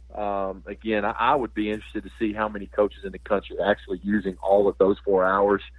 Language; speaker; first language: English; native; English